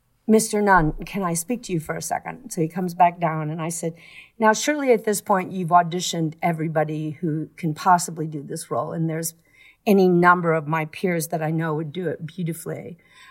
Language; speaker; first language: English; native; English